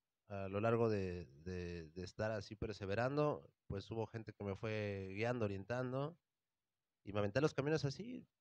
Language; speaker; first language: Spanish; native; Spanish